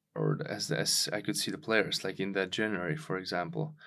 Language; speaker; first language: English; non-native, fluent; Czech